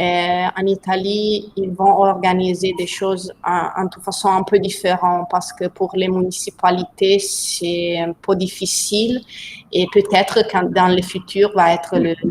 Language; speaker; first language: French; non-native, learner; Italian